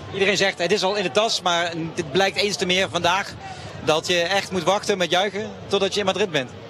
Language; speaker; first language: Dutch; native; Dutch